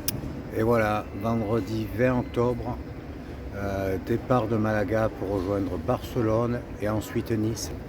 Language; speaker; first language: French; native; French